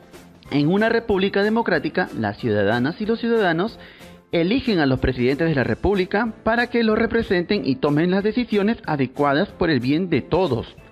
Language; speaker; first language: Spanish; native; Spanish